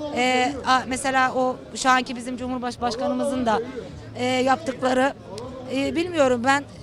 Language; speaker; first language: Turkish; non-native, fluent; Persian